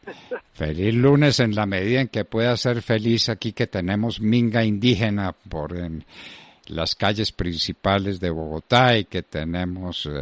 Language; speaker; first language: Spanish; native; Spanish